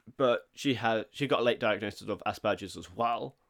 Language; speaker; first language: English; native; English